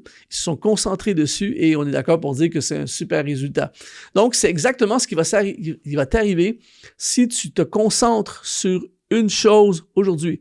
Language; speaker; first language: French; native; French